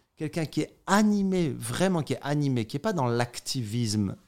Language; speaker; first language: French; native; French